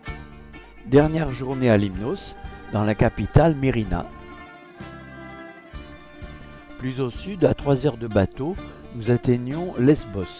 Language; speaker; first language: French; native; French